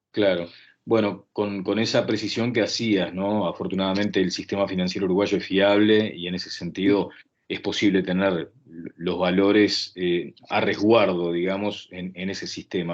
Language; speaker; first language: Spanish; native; Spanish